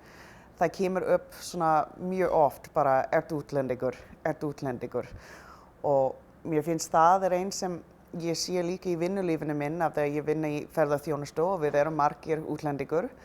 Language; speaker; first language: Icelandic; non-native, fluent; English